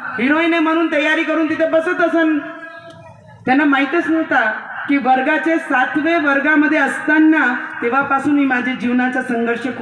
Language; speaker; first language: Marathi; non-native, local second language; Hindi